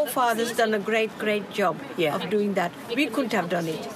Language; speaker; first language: English; non-native, local second language; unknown